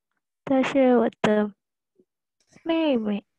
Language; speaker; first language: Chinese; non-native, learner; Indonesian